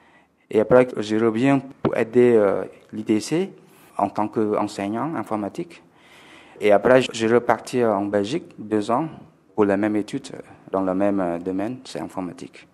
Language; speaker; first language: French; non-native, fluent; Khmer